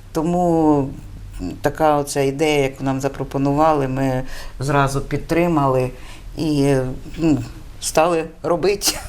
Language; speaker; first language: Ukrainian; native; Ukrainian